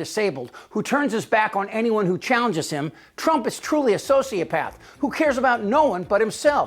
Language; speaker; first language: English; native; English